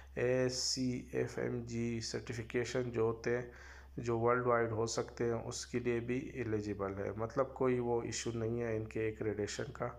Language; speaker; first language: Urdu; non-native, local second language; Pashto